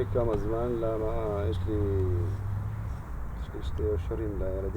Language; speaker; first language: Hebrew; non-native, local second language; Arabic